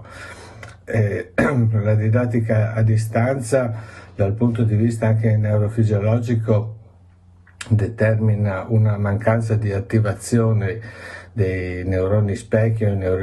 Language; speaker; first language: Italian; native; Italian